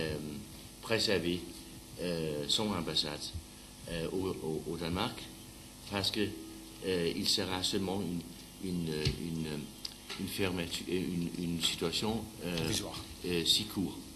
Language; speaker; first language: French; non-native, learner; Danish